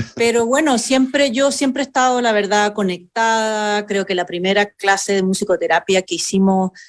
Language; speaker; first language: Spanish; native; Spanish